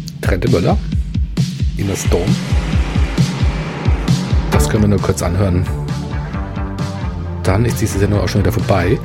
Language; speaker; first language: German; native; German